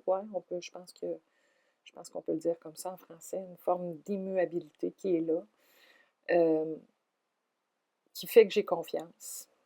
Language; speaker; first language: French; native; French